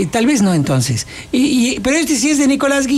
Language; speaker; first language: Spanish; native; Spanish